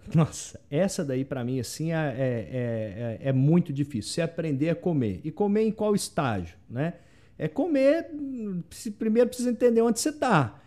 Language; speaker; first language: Portuguese; native; Portuguese